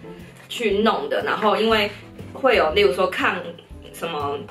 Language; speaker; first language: Chinese; native; Chinese